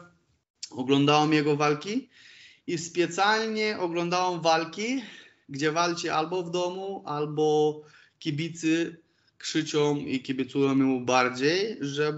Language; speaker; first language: Polish; non-native, fluent; Romanian